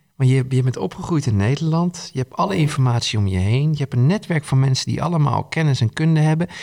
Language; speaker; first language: Dutch; early bilingual, other home language; Arabic